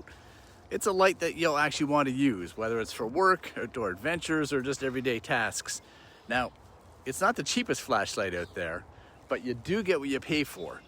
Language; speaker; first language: English; native; English